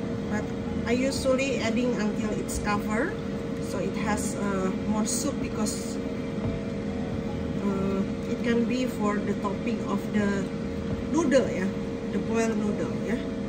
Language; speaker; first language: English; non-native, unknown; Indonesian